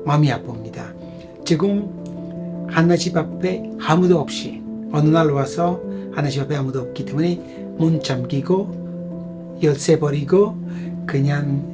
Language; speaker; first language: Korean; non-native, fluent; Italian